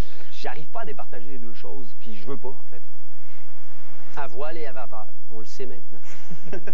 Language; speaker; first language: French; native; French